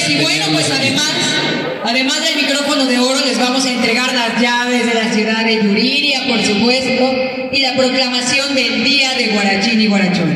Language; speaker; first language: Spanish; native; Spanish